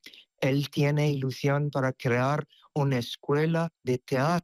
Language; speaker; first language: Spanish; non-native, fluent; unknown